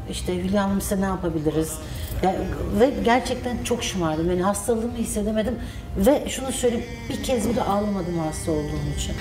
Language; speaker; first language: Turkish; non-native, fluent; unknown